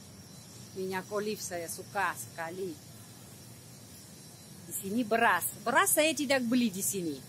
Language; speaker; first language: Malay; non-native, fluent; Russian